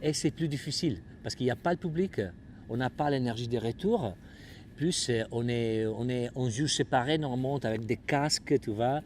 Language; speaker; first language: French; non-native, fluent; Italian